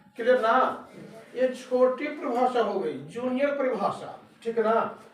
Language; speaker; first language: Hindi; native; Hindi